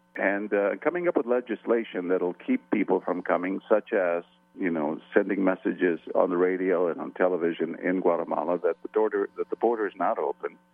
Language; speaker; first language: English; early bilingual, other home language; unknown